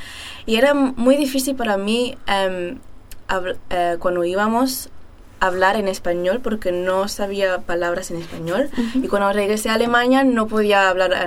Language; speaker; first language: Spanish; early bilingual, heritage; German